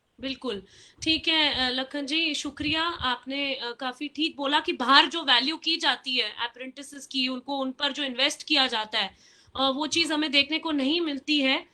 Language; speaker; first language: Hindi; native; Hindi